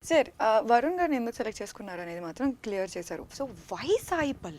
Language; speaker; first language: Telugu; native; Telugu